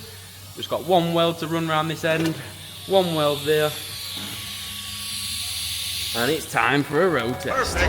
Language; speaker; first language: English; native; English